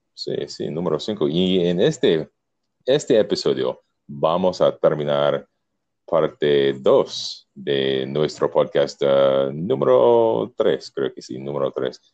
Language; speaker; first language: Spanish; non-native, learner; English